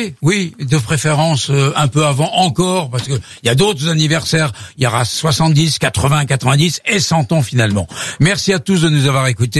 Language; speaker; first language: French; native; French